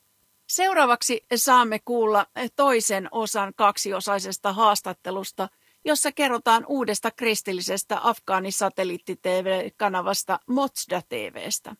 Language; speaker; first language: Finnish; native; Finnish